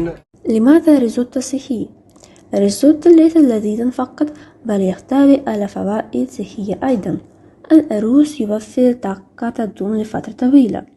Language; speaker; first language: Arabic; non-native, learner; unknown